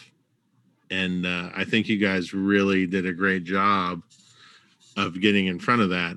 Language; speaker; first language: English; native; English